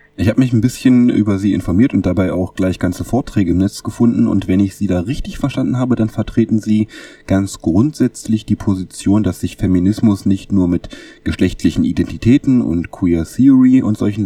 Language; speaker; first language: German; native; German